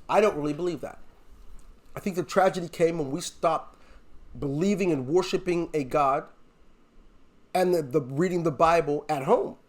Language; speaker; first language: English; native; English